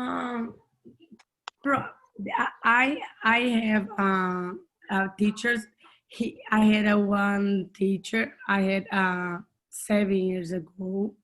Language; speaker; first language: English; non-native, learner; Portuguese